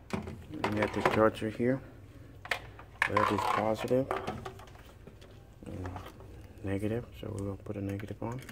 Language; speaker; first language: English; non-native, fluent; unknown